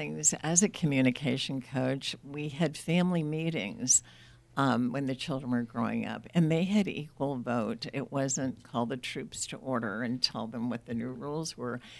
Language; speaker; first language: English; native; English